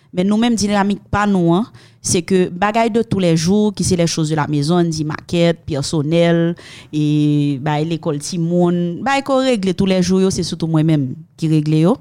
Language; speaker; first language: French; non-native, local second language; Haitian Creole